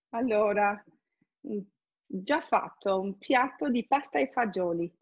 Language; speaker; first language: Italian; non-native, fluent; English